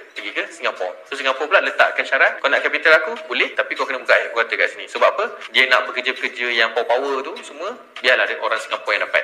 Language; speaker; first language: Malay; native; Malay